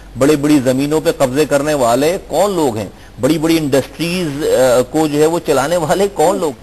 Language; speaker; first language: Urdu; native; Urdu